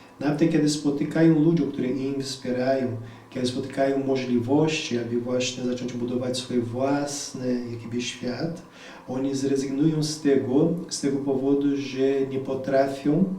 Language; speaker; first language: Polish; non-native, fluent; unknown